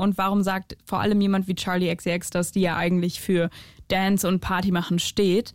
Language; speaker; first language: German; native; German